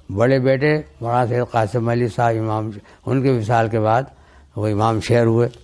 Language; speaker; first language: Urdu; native; Urdu